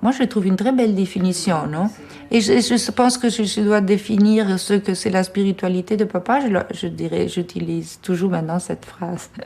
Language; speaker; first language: French; non-native, fluent; Italian